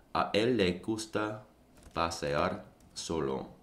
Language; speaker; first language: Spanish; non-native, learner; English